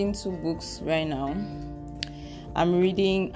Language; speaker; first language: English; non-native, local second language; French